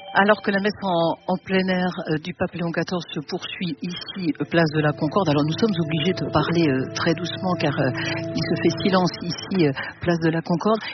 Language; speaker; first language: French; native; French